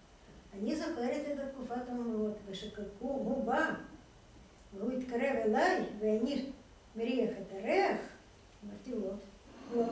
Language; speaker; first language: Hebrew; non-native, fluent; Russian